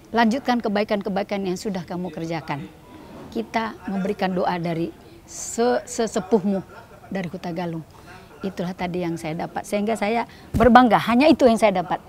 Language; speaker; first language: Indonesian; native; Indonesian